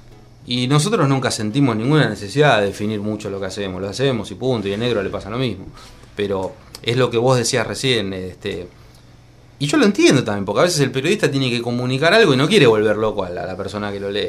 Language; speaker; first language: Spanish; native; Spanish